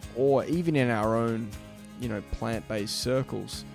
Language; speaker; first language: English; native; English